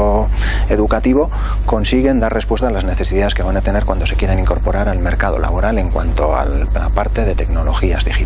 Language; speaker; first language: Spanish; native; Spanish